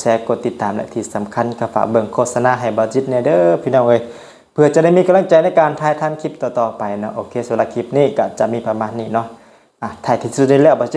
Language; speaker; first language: Thai; non-native, local second language; Northeastern Thai